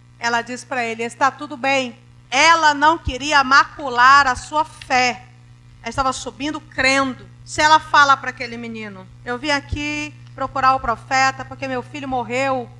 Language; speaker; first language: Portuguese; native; Portuguese